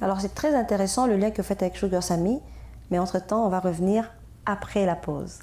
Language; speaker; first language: French; native; French